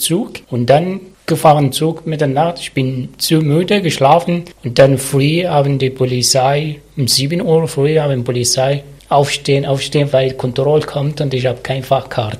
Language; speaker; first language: German; non-native, learner; Arabic